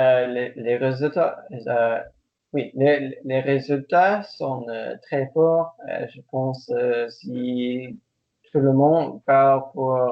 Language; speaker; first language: French; non-native, learner; English